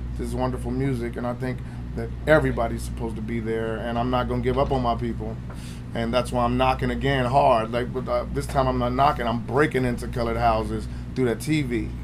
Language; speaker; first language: English; native; English